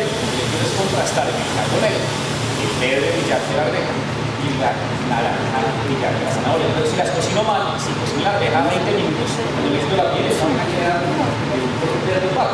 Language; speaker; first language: Spanish; native; Spanish